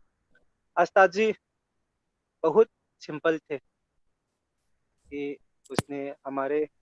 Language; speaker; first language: Hindi; non-native, local second language; Manipuri